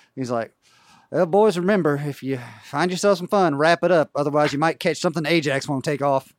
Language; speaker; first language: English; native; English